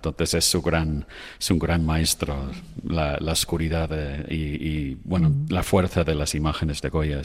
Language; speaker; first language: Spanish; non-native, fluent; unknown